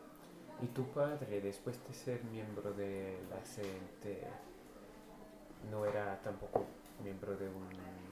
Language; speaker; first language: Spanish; non-native, fluent; English